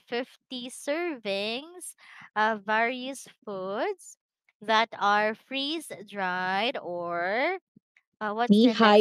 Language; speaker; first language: English; non-native, learner; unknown